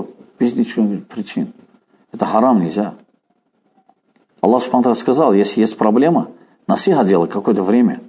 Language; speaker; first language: Russian; non-native, fluent; Azerbaijani